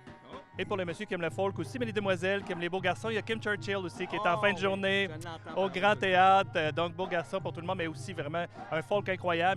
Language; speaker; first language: French; native; French